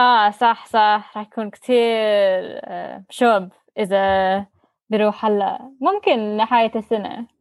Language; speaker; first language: Arabic; non-native, learner; English